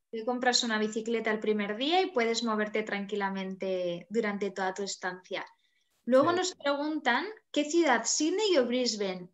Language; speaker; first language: Spanish; native; Spanish